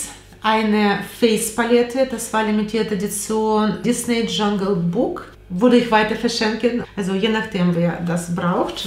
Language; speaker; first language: German; non-native, learner; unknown